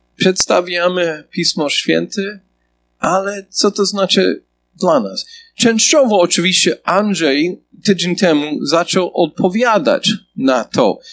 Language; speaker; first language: Polish; non-native, fluent; English